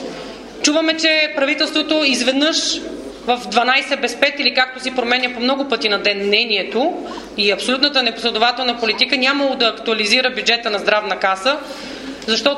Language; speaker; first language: Bulgarian; native; Bulgarian